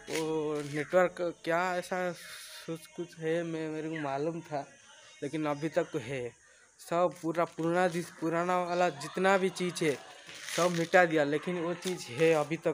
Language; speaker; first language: Hindi; non-native, local second language; Odia